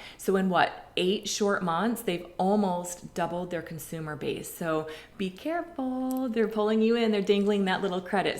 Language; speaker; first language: English; native; English